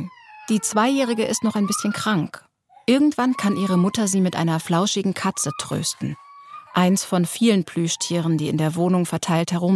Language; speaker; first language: German; native; German